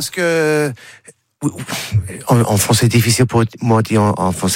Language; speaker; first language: French; non-native, learner; English